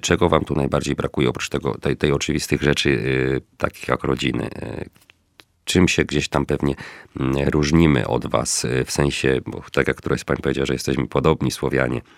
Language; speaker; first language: Polish; native; Polish